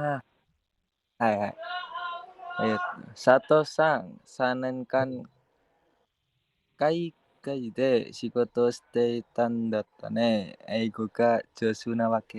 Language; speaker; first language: Japanese; non-native, learner; Indonesian